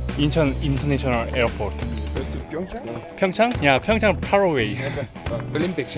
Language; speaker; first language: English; non-native, learner; Korean